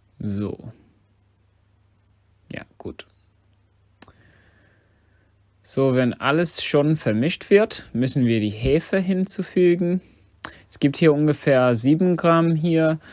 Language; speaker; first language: German; non-native, fluent; English